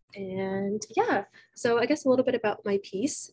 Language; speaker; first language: English; native; English